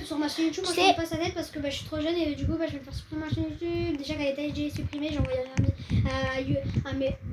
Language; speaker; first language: French; native; French